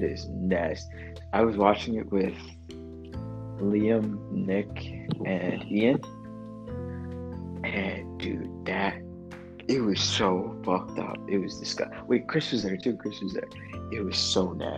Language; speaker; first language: English; non-native, local second language; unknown